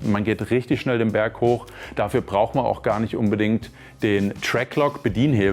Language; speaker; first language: German; native; German